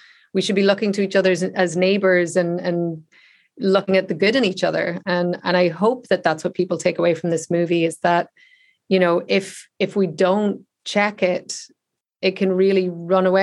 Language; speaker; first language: English; native; English